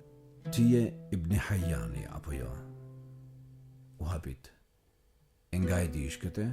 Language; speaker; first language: Albanian; native; Albanian